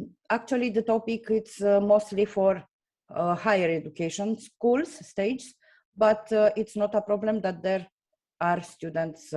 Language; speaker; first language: English; non-native, fluent; Romanian